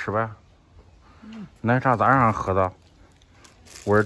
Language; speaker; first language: Chinese; native; Chinese